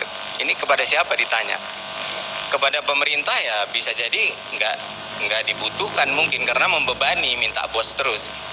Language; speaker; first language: Indonesian; native; Indonesian